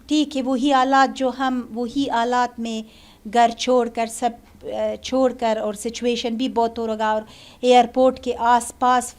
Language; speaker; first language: Hindi; non-native, learner; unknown